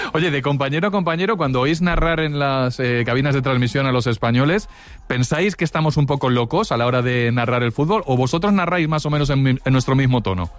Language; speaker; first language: Spanish; native; Spanish